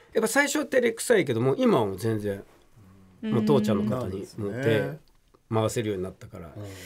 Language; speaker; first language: Japanese; native; Japanese